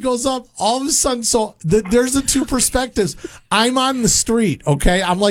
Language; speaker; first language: English; native; English